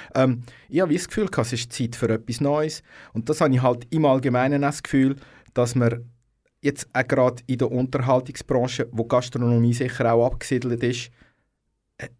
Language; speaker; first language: German; native; German